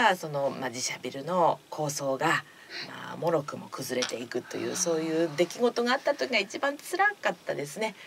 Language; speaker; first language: Japanese; native; Japanese